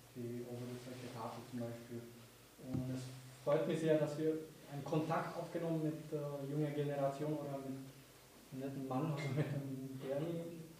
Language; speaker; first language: German; non-native, learner; Vietnamese